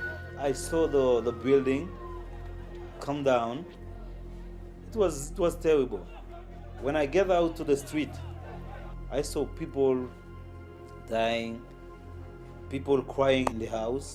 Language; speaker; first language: English; non-native, fluent; Haitian Creole